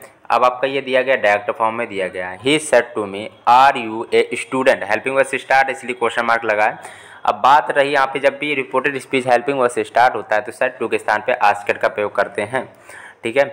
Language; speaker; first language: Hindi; native; Hindi